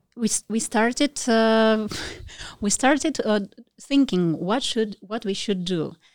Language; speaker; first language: English; non-native, learner; Russian